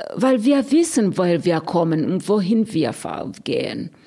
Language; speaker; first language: German; non-native, fluent; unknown